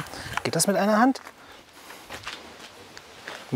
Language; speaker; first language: German; native; German